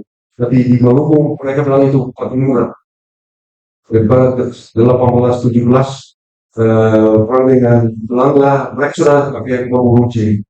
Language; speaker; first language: Indonesian; non-native, fluent; Dutch